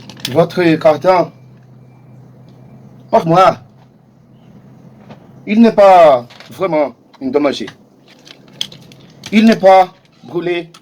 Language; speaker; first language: French; non-native, learner; Portuguese